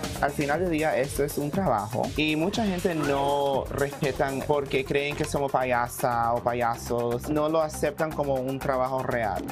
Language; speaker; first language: Spanish; early bilingual, heritage; Spanish